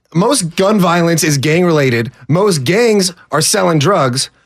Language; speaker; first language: English; native; English